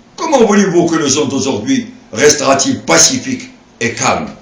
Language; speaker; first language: French; non-native, local second language; Arabic